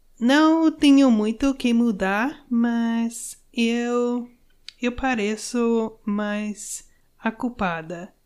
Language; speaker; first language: Portuguese; non-native, learner; English